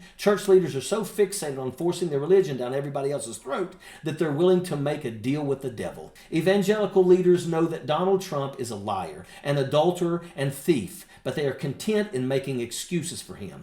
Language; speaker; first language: English; native; English